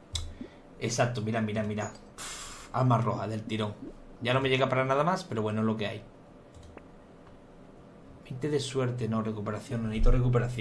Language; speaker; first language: Spanish; native; Spanish